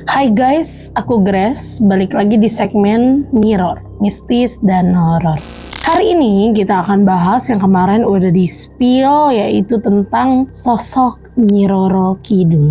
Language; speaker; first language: Indonesian; native; Indonesian